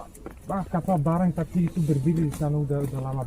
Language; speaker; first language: Indonesian; non-native, fluent; Serbian